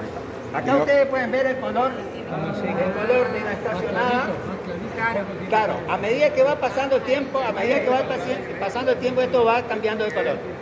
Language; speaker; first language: Spanish; native; Spanish